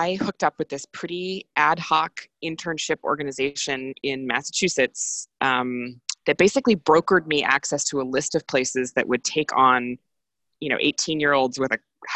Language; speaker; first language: English; native; English